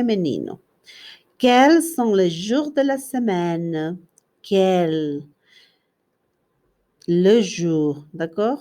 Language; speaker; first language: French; non-native, fluent; Spanish